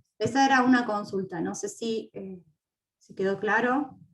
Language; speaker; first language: Spanish; native; Spanish